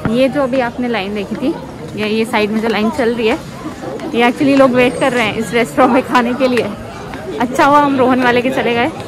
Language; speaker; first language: Hindi; native; Hindi